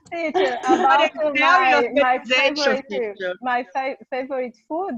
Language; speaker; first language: English; non-native, learner; Portuguese